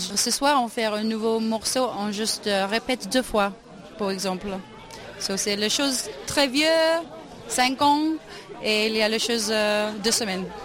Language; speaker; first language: French; non-native, learner; English